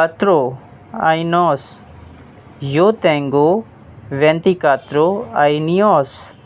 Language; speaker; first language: Spanish; non-native, fluent; Hindi